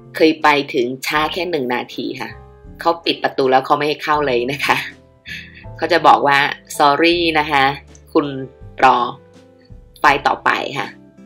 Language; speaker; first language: Thai; native; Thai